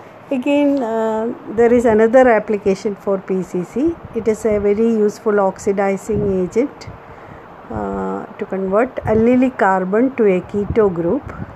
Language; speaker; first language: English; non-native, local second language; Malayalam